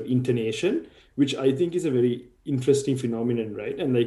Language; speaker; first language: English; non-native, local second language; Sinhala